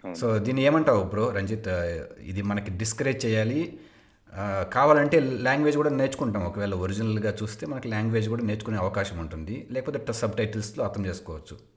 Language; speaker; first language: Telugu; native; Telugu